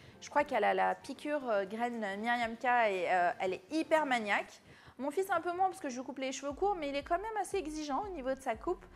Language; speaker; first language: French; early bilingual, other home language; Arabic